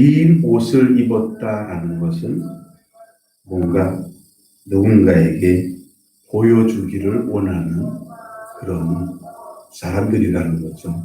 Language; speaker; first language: Korean; native; Korean